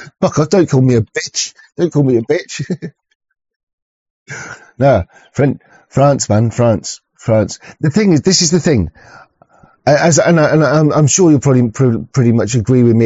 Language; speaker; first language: English; native; English